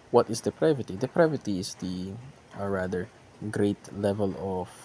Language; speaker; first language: English; non-native, local second language; Filipino